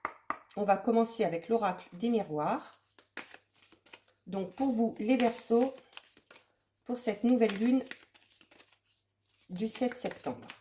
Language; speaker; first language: French; native; French